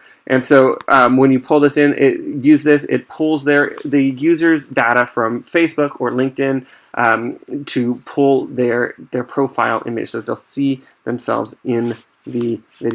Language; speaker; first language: English; native; English